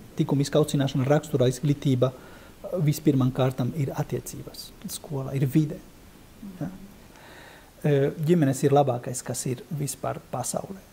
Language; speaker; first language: Latvian; non-native, fluent; Spanish